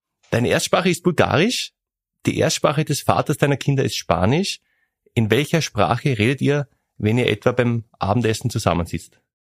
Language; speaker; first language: German; native; German